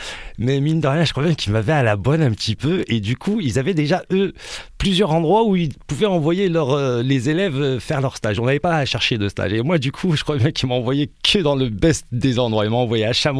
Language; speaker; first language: French; early bilingual, other home language; Arabic